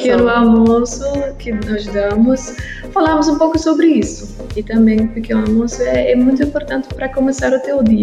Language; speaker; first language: Portuguese; non-native, learner; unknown